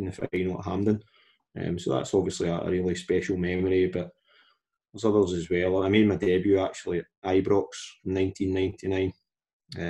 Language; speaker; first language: English; native; English